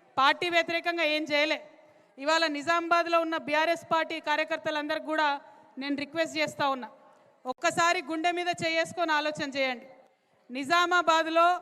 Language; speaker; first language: Telugu; native; Telugu